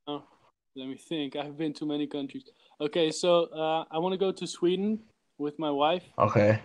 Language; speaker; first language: English; early bilingual, heritage; English